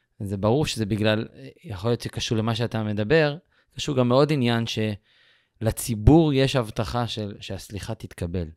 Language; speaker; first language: Hebrew; native; Hebrew